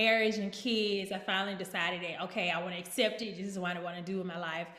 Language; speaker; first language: English; native; English